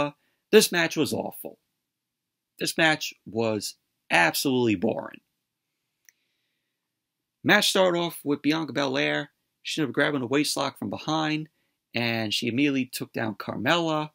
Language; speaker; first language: English; native; English